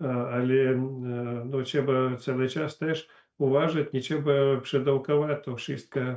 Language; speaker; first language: Polish; non-native, learner; Russian